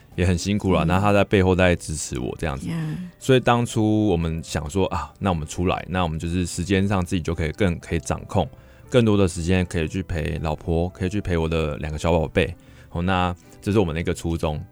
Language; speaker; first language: Chinese; native; Chinese